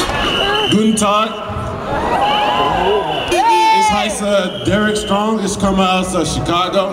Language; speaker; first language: German; non-native, learner; English